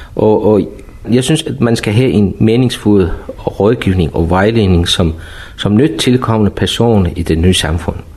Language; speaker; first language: Danish; non-native, fluent; Persian